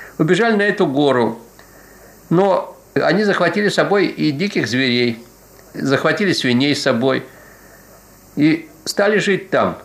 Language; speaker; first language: Russian; native; Russian